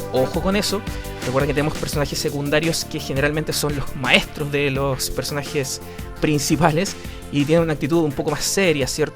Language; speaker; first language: Spanish; native; Spanish